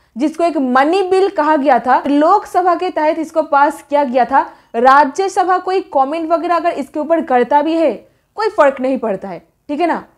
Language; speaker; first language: Hindi; native; Hindi